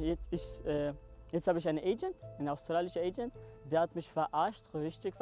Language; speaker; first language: German; non-native, learner; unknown